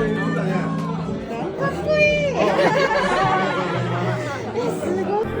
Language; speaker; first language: Japanese; non-native, fluent; Spanish